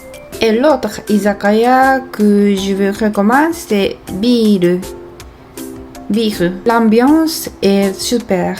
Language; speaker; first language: French; non-native, fluent; Japanese